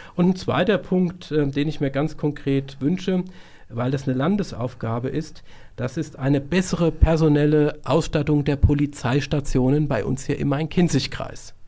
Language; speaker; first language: German; native; German